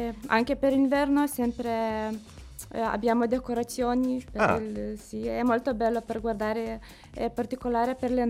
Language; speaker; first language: Italian; non-native, learner; Lithuanian